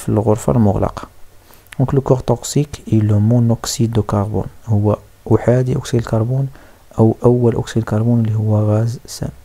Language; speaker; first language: French; non-native, local second language; Arabic